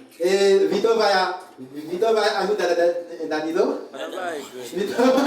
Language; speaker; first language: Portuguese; non-native, learner; Haitian Creole